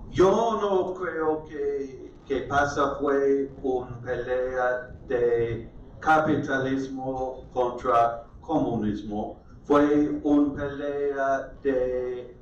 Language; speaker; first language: Spanish; non-native, learner; English